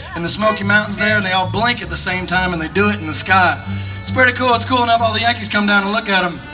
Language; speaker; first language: English; native; English